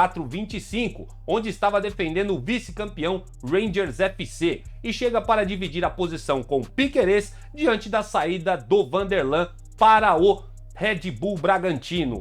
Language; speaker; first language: Portuguese; native; Portuguese